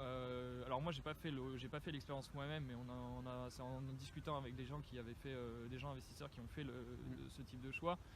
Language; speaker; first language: French; native; French